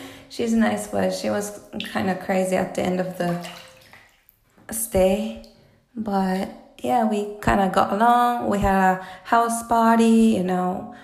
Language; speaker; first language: English; non-native, fluent; Japanese